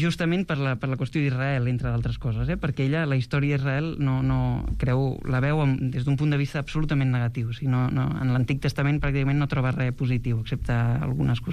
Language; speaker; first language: Catalan; native; Catalan